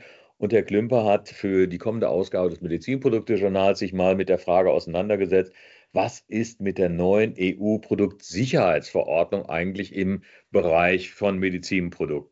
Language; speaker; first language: German; native; German